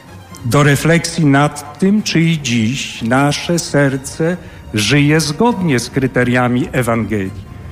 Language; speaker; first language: Polish; native; Polish